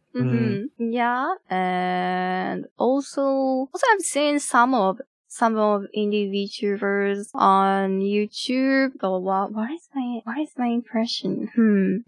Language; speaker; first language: English; non-native, fluent; Japanese